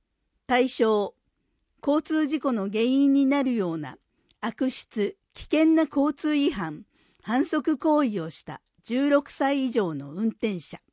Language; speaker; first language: Japanese; native; Japanese